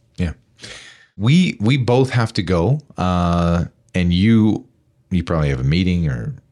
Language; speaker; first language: English; native; English